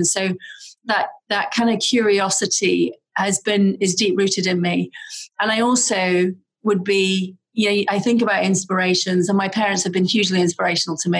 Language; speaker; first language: English; native; English